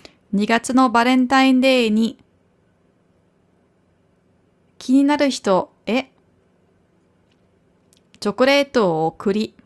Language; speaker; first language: Japanese; non-native, fluent; German